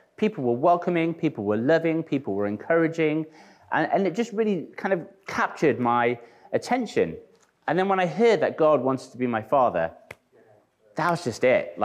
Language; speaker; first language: English; native; English